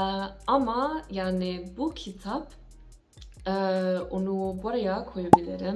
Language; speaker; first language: Turkish; non-native, learner; English